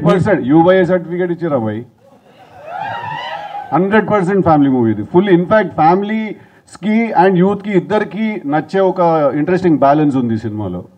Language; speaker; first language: Telugu; native; Telugu